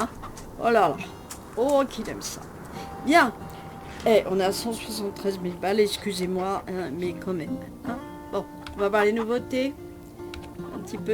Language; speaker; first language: French; native; French